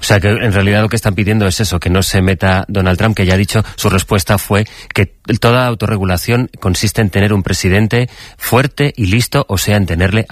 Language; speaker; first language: Spanish; native; Spanish